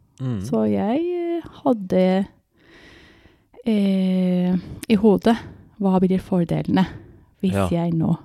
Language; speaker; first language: Norwegian; non-native, fluent; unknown